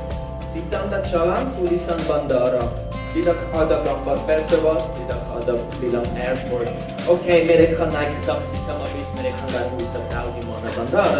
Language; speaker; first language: Indonesian; non-native, learner; English